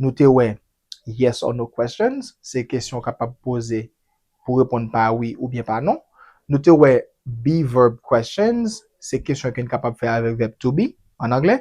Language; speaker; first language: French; non-native, learner; Haitian Creole